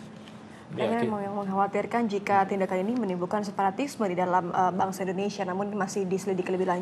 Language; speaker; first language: Indonesian; native; Indonesian